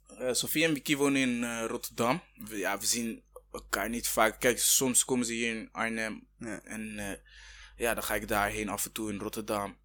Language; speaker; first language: Dutch; early bilingual, other home language; Kinyarwanda